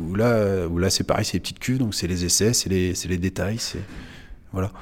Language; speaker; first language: French; native; French